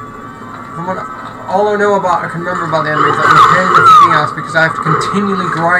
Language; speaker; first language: English; native; English